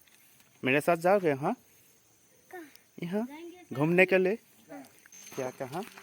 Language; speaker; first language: Hindi; non-native, local second language; Assamese